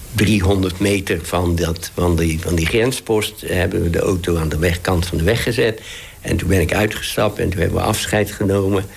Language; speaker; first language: Dutch; native; Dutch